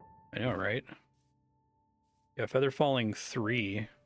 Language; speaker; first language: English; native; English